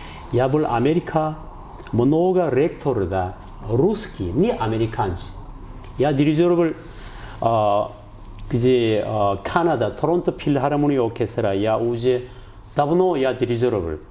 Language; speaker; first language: Russian; non-native, learner; Korean